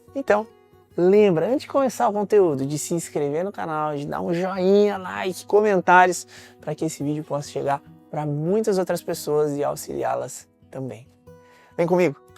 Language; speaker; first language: Portuguese; native; Portuguese